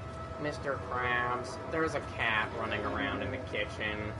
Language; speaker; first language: English; native; English